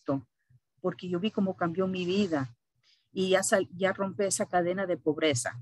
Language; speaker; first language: Spanish; early bilingual, heritage; Spanish